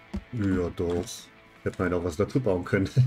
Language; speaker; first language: German; native; German